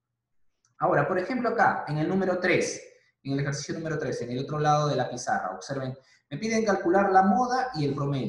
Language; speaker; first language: Spanish; native; Spanish